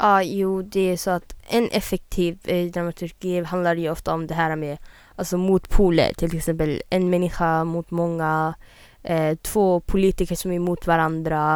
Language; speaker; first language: Swedish; native; Swedish